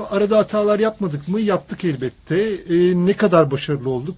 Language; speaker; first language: Turkish; native; Turkish